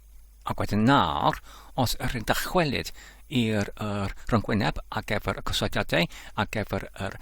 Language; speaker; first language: Welsh; non-native, learner; English